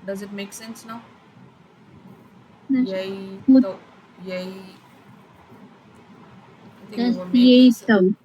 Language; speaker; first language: English; non-native, local second language; Tamil